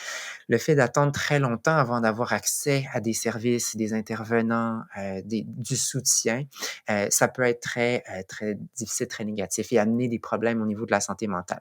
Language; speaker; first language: French; native; French